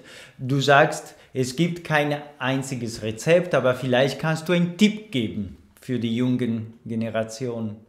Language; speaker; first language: German; non-native, fluent; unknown